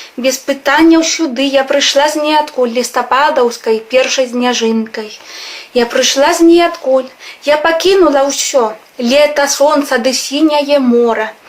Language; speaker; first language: Belarusian; non-native, fluent; Spanish